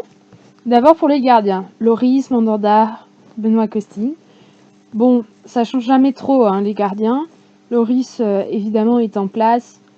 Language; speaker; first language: French; native; French